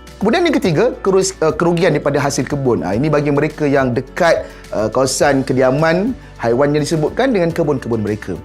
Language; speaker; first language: Malay; native; Malay